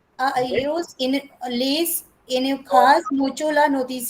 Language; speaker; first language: Spanish; non-native, learner; Hindi